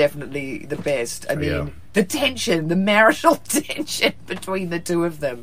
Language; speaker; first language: English; native; English